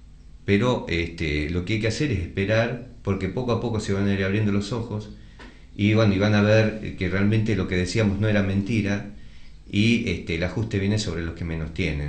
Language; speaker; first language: Spanish; native; Spanish